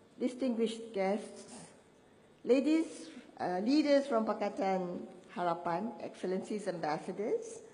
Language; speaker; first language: English; non-native, local second language; Malay